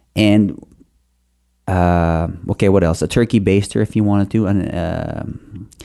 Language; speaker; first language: English; non-native, local second language; Filipino